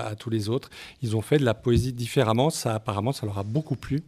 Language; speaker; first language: French; native; French